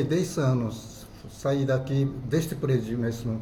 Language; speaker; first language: Portuguese; non-native, fluent; Japanese